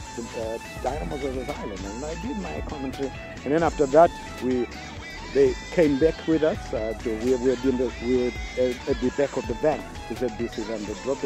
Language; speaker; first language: English; non-native, local second language; Shona